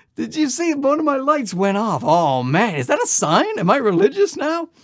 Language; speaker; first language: English; native; English